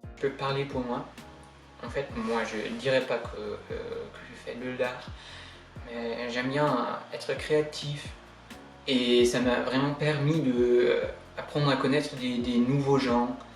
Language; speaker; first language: French; non-native, fluent; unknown